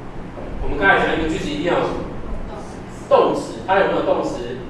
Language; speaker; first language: Chinese; native; Chinese